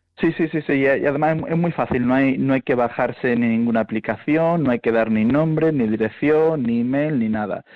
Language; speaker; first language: Spanish; native; Spanish